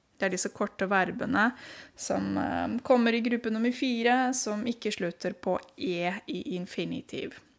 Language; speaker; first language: Norwegian; non-native, fluent; Romanian